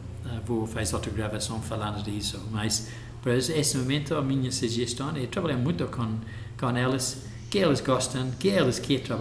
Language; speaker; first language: Portuguese; non-native, local second language; English